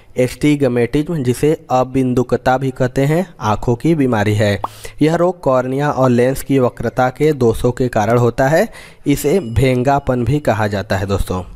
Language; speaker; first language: Hindi; native; Hindi